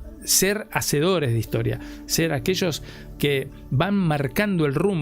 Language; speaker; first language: Spanish; native; Spanish